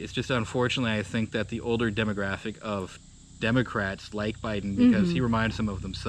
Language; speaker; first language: English; native; English